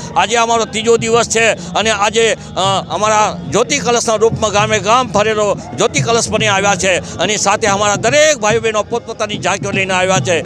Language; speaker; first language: Gujarati; native; Gujarati